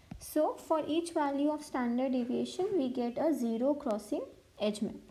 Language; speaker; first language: English; non-native, local second language; Hindi